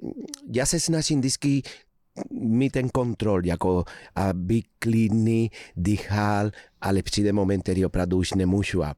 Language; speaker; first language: Czech; non-native, fluent; Spanish